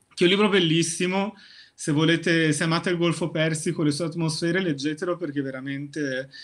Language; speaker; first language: Italian; native; Italian